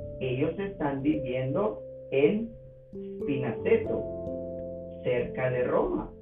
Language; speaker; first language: Spanish; non-native, learner; English